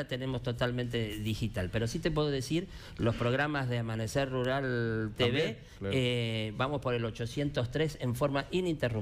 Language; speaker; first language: Spanish; native; Spanish